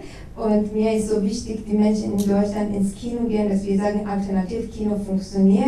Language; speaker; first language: German; non-native, learner; Persian